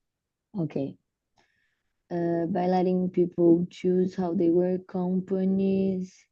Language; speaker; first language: English; non-native, learner; Portuguese